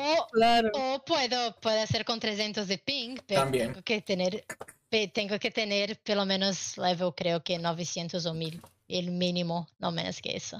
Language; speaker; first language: Spanish; non-native, learner; Portuguese